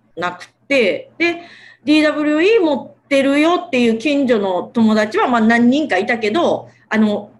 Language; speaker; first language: Japanese; native; Japanese